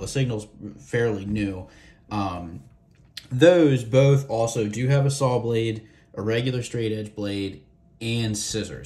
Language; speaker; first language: English; native; English